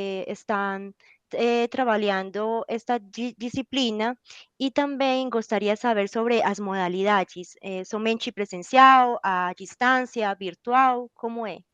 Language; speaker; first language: Portuguese; non-native, learner; Spanish